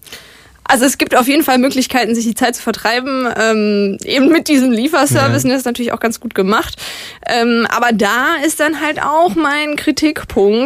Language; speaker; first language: German; native; German